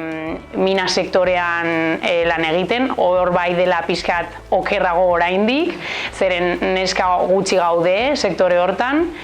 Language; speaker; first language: Basque; non-native, local second language; Spanish